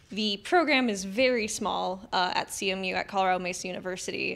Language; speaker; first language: English; native; English